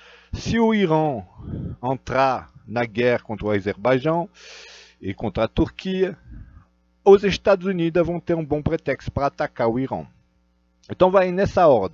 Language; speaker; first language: Portuguese; non-native, fluent; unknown